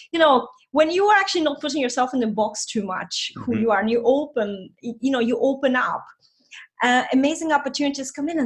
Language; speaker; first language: English; non-native, fluent; Russian